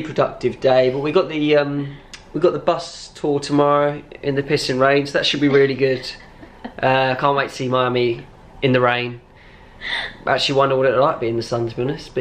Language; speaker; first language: English; native; English